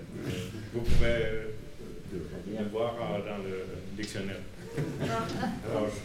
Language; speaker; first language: French; non-native, learner; Finnish